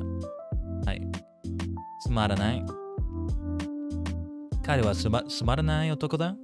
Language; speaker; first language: Japanese; non-native, learner; English